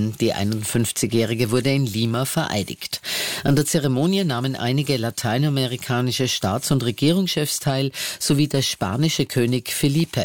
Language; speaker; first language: German; native; German